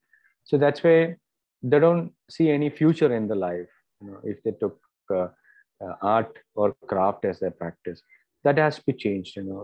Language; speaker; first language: English; non-native, local second language; Malayalam